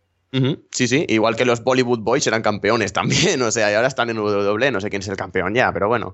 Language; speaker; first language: Spanish; native; Spanish